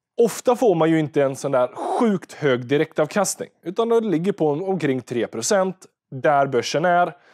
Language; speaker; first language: Swedish; native; Swedish